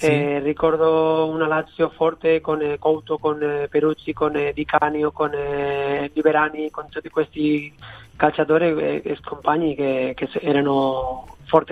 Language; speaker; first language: Italian; non-native, fluent; Spanish